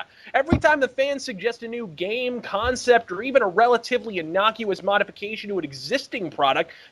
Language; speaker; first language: English; native; English